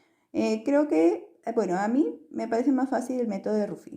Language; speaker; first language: Spanish; native; Spanish